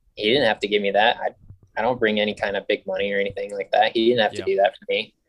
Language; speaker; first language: English; native; English